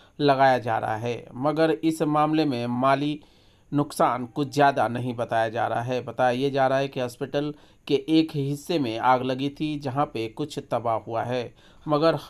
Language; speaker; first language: Hindi; native; Hindi